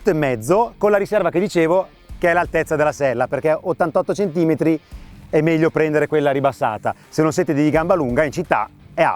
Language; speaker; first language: Italian; native; Italian